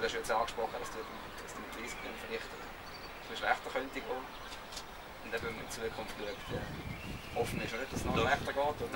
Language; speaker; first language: German; native; German